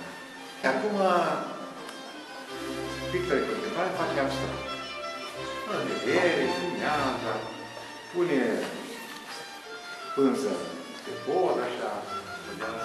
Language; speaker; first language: Romanian; non-native, local second language; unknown